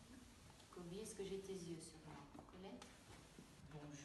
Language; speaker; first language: French; native; French